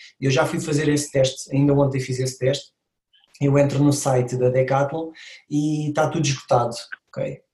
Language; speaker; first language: Portuguese; native; Portuguese